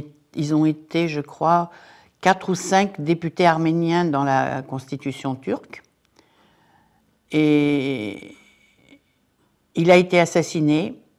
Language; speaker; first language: French; early bilingual, other home language; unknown